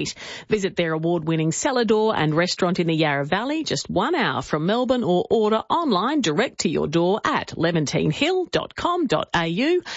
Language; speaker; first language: English; native; English